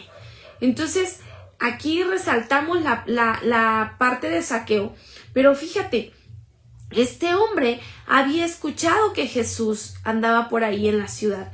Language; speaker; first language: Spanish; native; Spanish